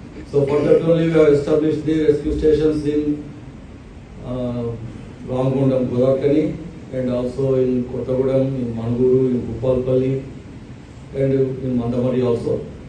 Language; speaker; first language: English; non-native, local second language; Telugu